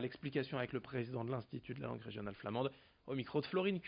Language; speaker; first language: French; native; French